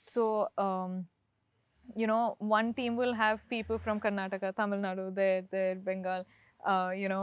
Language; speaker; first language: English; non-native, local second language; Kodava